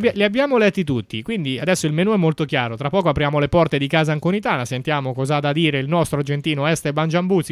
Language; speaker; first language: Italian; native; Italian